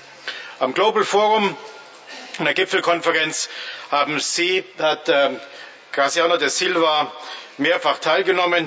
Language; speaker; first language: German; native; German